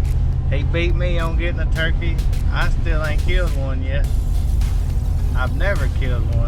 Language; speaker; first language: English; native; English